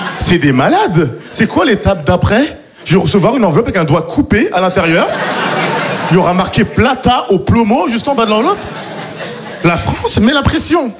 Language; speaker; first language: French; native; French